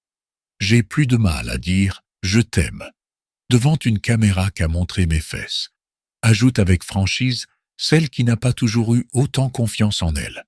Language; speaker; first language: French; native; French